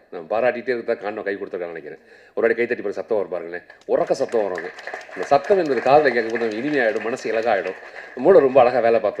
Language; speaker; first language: Tamil; native; Tamil